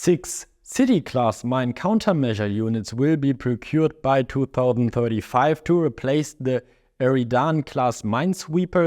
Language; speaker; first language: English; non-native, fluent; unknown